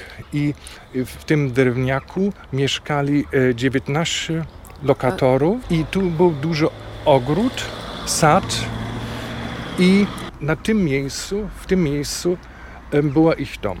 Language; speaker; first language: Polish; non-native, fluent; German